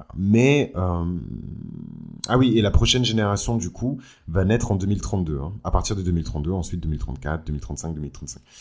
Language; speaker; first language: French; early bilingual, other home language; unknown